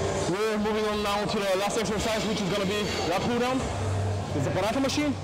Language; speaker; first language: English; non-native, fluent; Bulgarian